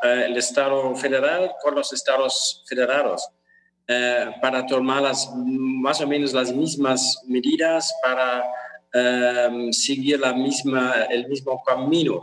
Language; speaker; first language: Spanish; non-native, fluent; German